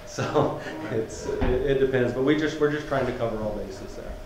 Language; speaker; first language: English; native; English